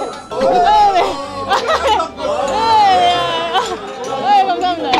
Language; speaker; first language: Korean; non-native, fluent; Chinese